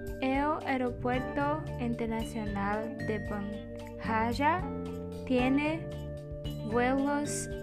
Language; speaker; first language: Spanish; non-native, learner; Portuguese